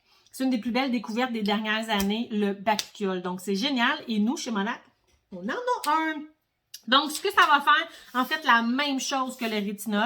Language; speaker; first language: French; native; French